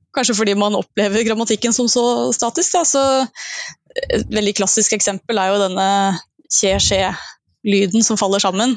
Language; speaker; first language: Norwegian; native; Norwegian